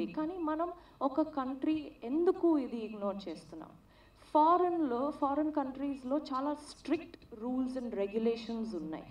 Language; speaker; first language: Telugu; non-native, learner; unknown